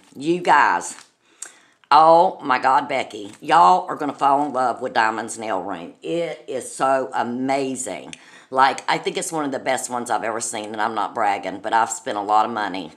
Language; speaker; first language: English; native; English